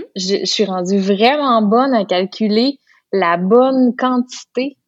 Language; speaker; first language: French; native; French